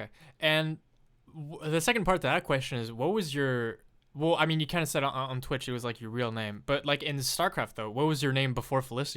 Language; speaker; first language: English; non-native, fluent; French